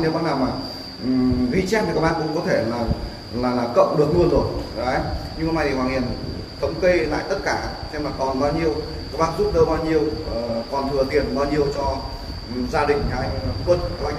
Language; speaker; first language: Vietnamese; native; Vietnamese